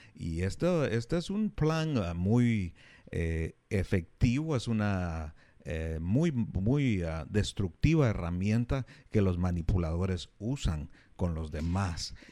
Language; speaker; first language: Spanish; native; Spanish